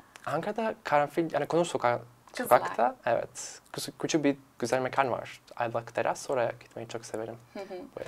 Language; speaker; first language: Turkish; non-native, fluent; Serbian